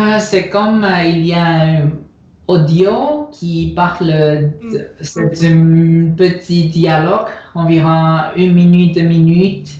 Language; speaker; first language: French; non-native, learner; Chinese